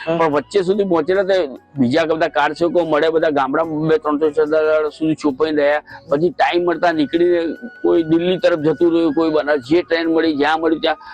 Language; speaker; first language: Gujarati; native; Gujarati